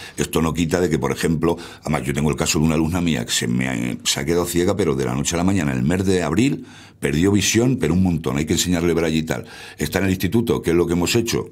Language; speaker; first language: Spanish; native; Spanish